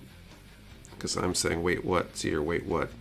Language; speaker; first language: English; native; English